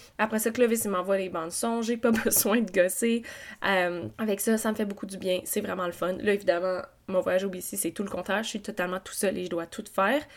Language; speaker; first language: French; native; French